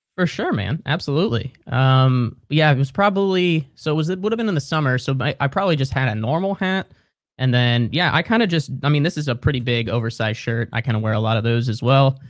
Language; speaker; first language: English; native; English